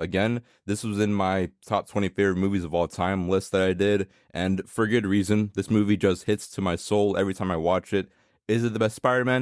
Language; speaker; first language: English; native; English